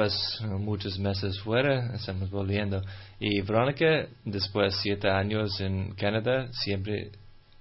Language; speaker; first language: Spanish; non-native, fluent; English